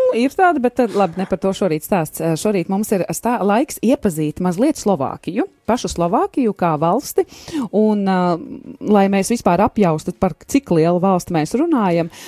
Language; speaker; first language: Latvian; native; Latvian